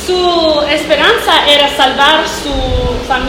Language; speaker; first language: Spanish; non-native, learner; English